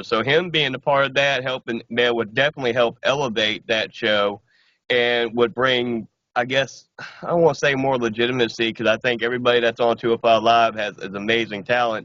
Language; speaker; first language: English; native; English